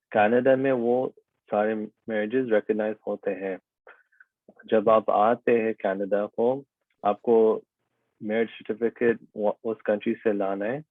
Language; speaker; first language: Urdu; early bilingual, heritage; Urdu